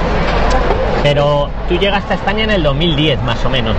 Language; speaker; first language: Spanish; native; Spanish